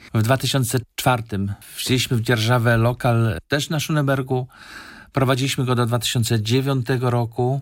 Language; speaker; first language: Polish; native; Polish